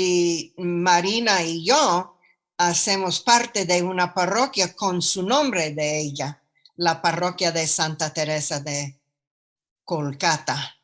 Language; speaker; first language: Spanish; non-native, fluent; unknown